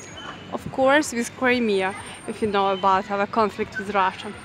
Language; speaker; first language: English; non-native, fluent; Ukrainian